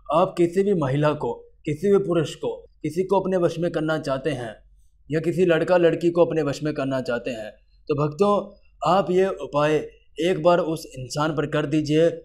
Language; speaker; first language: Hindi; native; Hindi